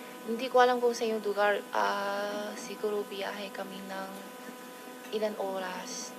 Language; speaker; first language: Filipino; non-native, learner; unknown